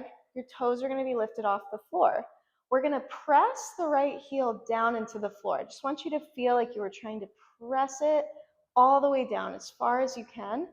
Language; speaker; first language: English; native; English